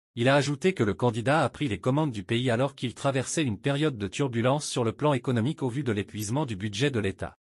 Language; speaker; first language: French; non-native, local second language; Arabic